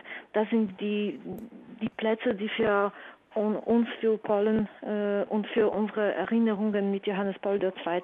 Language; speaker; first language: German; non-native, fluent; Polish